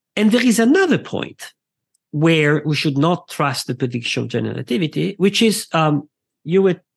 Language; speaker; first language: English; non-native, fluent; Italian